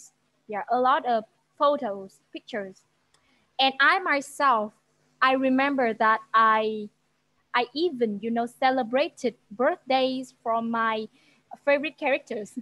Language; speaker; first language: English; non-native, fluent; Vietnamese